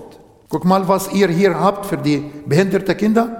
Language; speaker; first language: German; non-native, fluent; Arabic